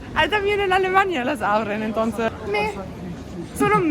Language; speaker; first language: Spanish; non-native, fluent; German